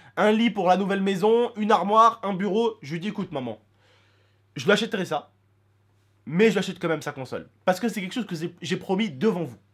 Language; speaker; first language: French; native; French